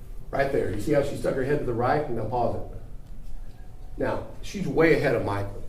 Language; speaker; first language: English; native; English